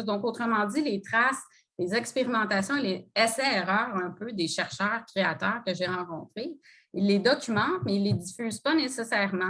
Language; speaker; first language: French; native; French